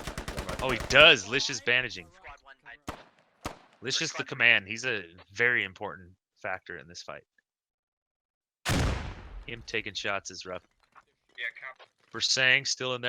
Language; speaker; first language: English; native; English